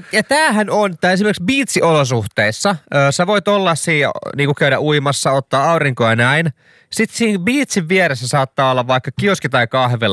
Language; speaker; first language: Finnish; native; Finnish